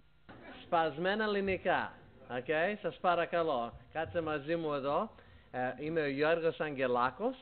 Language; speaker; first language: Greek; early bilingual, heritage; Greek